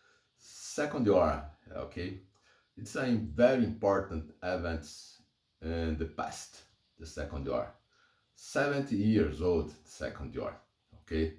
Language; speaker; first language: English; non-native, learner; Portuguese